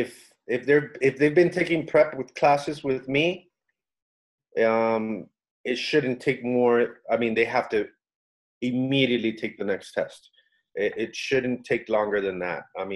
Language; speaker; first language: English; native; English